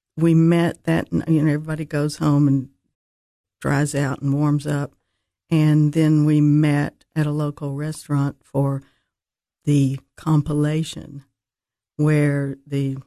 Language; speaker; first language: English; native; English